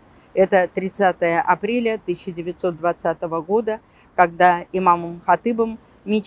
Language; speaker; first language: Russian; native; Russian